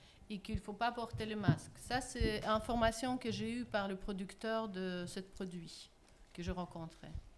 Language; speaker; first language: French; non-native, fluent; Russian